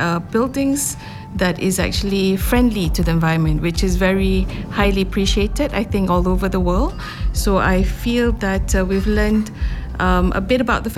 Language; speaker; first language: English; non-native, local second language; Malay